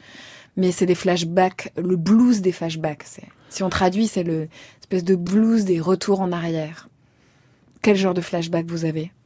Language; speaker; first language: French; native; French